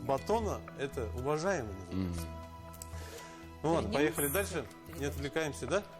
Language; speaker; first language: Russian; non-native, local second language; Tatar